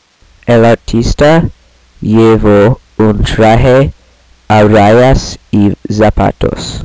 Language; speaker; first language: Spanish; non-native, learner; English